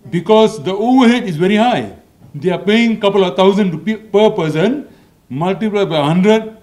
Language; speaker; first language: English; non-native, local second language; Malay